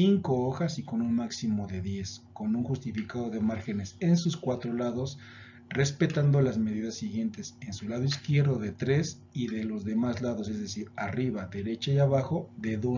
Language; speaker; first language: Spanish; native; Spanish